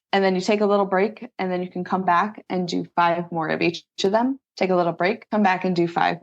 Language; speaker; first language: English; native; English